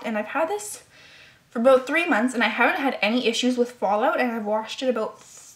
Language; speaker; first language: English; native; English